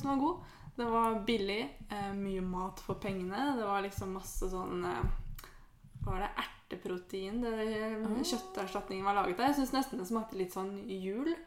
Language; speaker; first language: Norwegian; native; Norwegian